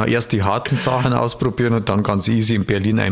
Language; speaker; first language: German; native; German